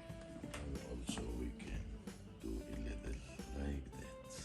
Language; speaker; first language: English; non-native, learner; Arabic